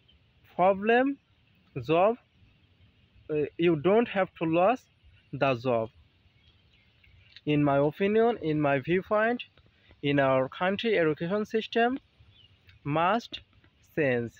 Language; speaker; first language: English; non-native, learner; Bangla